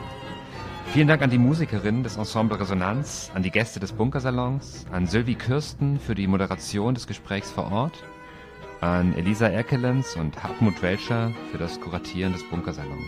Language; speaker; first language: German; native; German